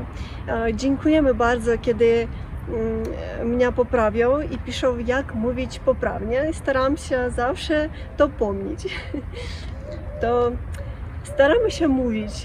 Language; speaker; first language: Polish; non-native, learner; Russian